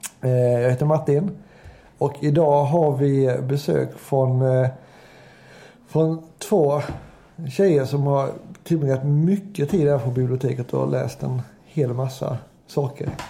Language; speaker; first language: Swedish; native; Swedish